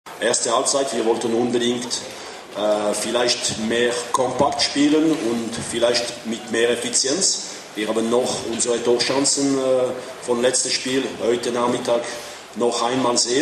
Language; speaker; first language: German; non-native, fluent; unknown